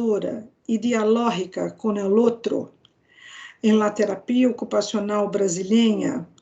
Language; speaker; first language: Spanish; non-native, fluent; Portuguese